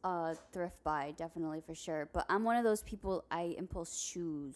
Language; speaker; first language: English; early bilingual, other home language; Spanish